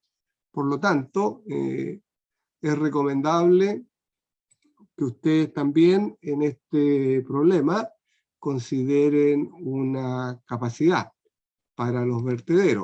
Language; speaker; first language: Spanish; non-native, fluent; Portuguese